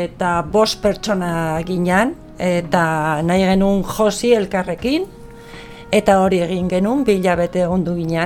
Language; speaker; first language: Basque; non-native, learner; Spanish